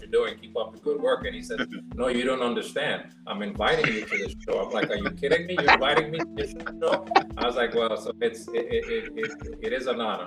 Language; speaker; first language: English; non-native, fluent; Spanish